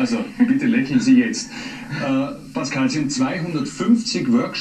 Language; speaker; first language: German; native; German